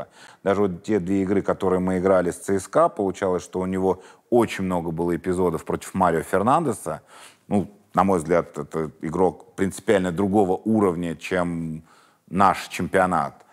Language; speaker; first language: Russian; native; Russian